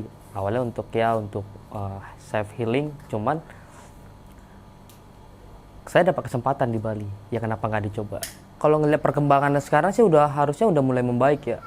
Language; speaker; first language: Indonesian; native; Indonesian